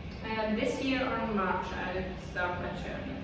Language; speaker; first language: English; non-native, fluent; Swiss German